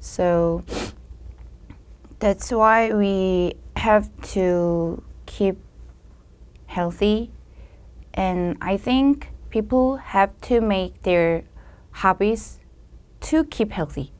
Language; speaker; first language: English; non-native, learner; Korean